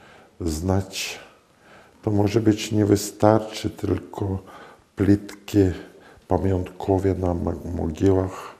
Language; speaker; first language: Polish; non-native, fluent; Latvian